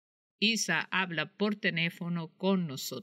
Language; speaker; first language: Spanish; non-native, fluent; English